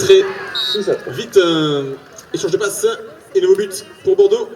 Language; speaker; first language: French; native; French